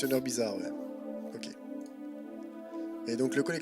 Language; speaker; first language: French; native; French